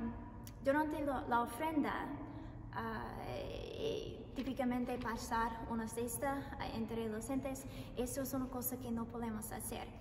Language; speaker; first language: Spanish; non-native, learner; English